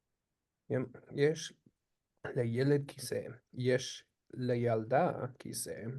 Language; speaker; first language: Hebrew; non-native, fluent; English